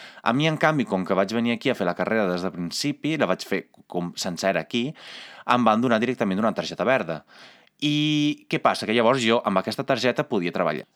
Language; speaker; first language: Catalan; non-native, fluent; Italian